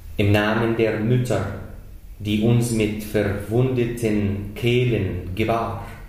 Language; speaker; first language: German; non-native, fluent; Arabic